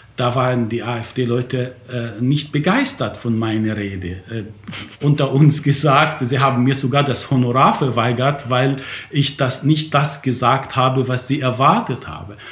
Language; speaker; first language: German; non-native, fluent; Arabic